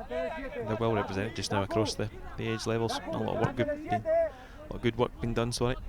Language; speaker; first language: English; native; English